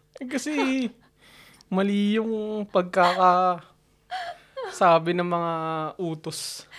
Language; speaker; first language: Filipino; native; Filipino